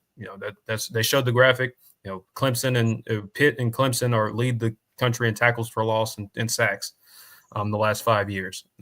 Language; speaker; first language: English; native; English